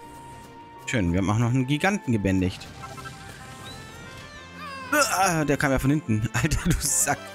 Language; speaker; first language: German; native; German